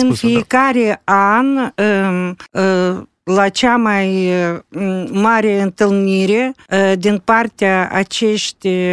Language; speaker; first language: Romanian; non-native, local second language; Russian